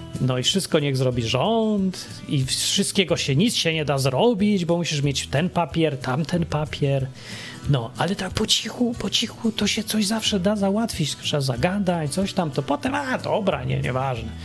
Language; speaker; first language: Polish; native; Polish